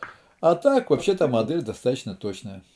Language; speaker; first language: Russian; native; Russian